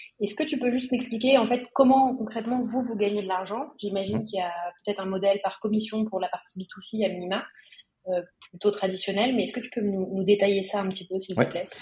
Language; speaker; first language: French; native; French